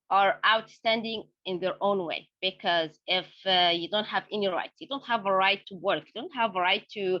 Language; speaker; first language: English; non-native, fluent; Arabic